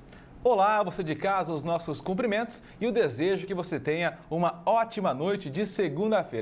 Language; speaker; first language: Portuguese; native; Portuguese